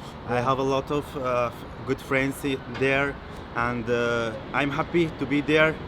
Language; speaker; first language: English; non-native, learner; Persian